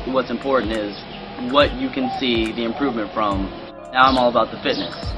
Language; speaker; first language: English; native; English